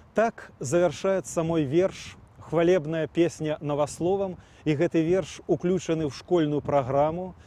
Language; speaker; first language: Belarusian; native; Belarusian